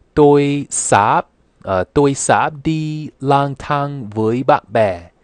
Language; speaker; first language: Vietnamese; non-native, learner; English